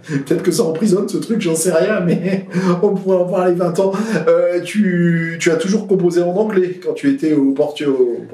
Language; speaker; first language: French; native; French